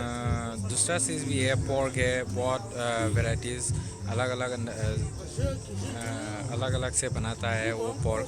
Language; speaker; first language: Hindi; non-native, local second language; Assamese